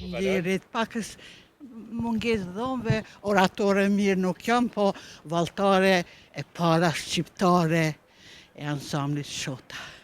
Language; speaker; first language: Albanian; native; Albanian